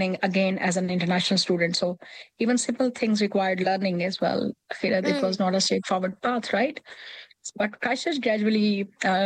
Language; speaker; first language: English; non-native, local second language; Punjabi